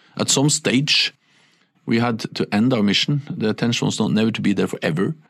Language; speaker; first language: English; non-native, fluent; Norwegian